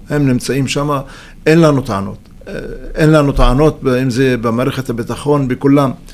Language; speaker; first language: Hebrew; non-native, local second language; Arabic